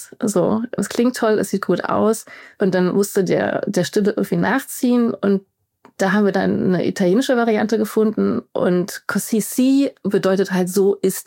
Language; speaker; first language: German; native; German